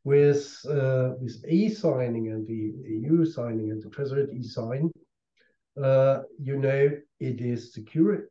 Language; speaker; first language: English; non-native, fluent; German